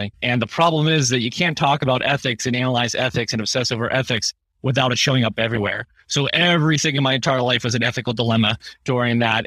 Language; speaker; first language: English; native; English